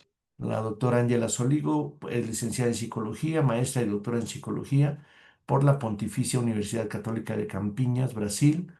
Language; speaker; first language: Spanish; native; Spanish